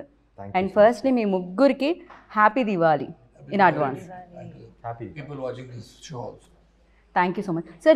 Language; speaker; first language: Telugu; native; Telugu